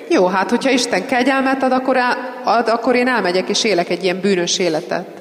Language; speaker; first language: Hungarian; native; Hungarian